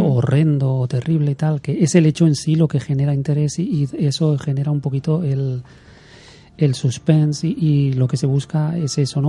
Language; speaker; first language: Spanish; native; Spanish